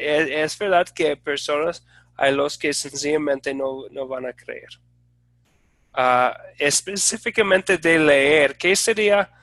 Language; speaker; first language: Spanish; non-native, fluent; English